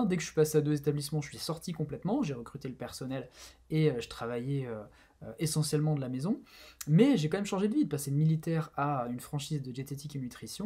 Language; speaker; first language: French; native; French